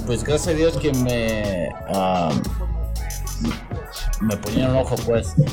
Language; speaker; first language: Spanish; early bilingual, heritage; Spanish